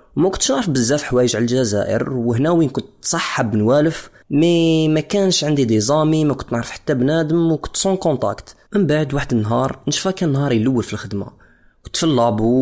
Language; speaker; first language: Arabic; non-native, fluent; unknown